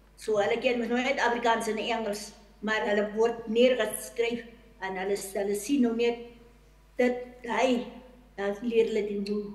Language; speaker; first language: Afrikaans; non-native, local second language; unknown